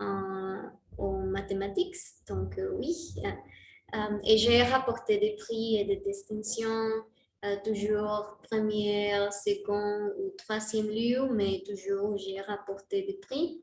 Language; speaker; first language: French; non-native, learner; Spanish